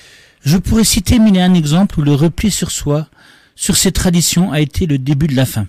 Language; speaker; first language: French; native; French